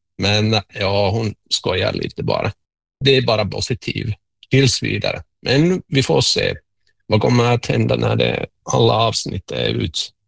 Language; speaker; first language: Swedish; non-native, local second language; Finnish